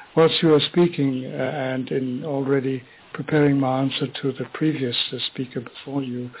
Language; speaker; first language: English; non-native, fluent; French